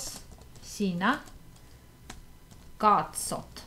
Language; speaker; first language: Finnish; non-native, fluent; Russian